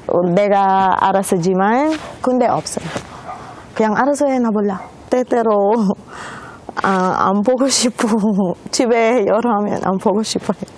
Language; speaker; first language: Korean; non-native, learner; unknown